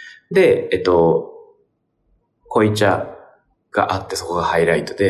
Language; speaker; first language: Japanese; native; Japanese